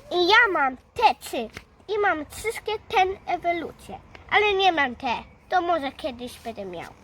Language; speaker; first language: Polish; early bilingual, heritage; Polish